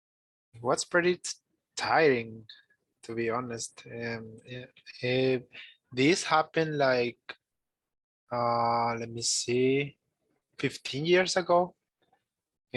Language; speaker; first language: English; non-native, fluent; Spanish